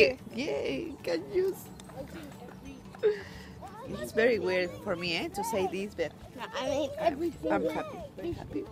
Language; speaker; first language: English; non-native, learner; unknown